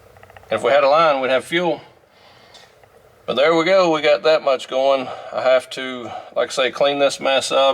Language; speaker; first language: English; native; English